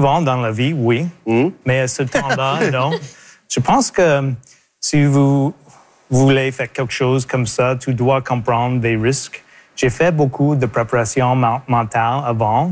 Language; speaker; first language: French; non-native, local second language; English